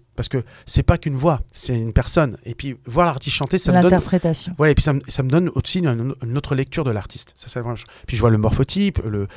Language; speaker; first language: French; native; French